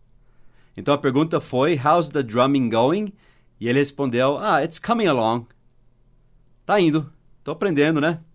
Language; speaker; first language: Portuguese; non-native, fluent; English